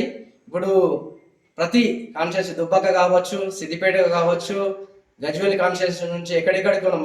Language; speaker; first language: Telugu; native; Telugu